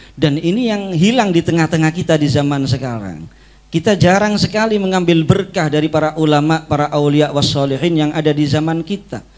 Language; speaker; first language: Indonesian; native; Indonesian